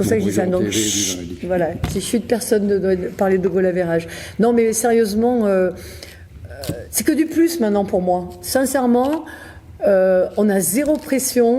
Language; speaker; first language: French; native; French